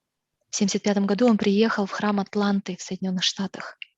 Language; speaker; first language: Russian; native; Russian